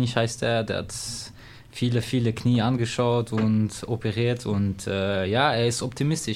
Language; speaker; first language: German; non-native, fluent; French